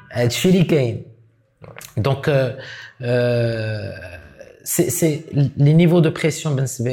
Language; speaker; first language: French; non-native, local second language; Arabic